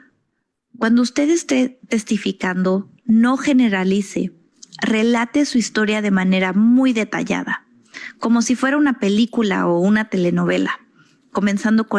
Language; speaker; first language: Spanish; native; Spanish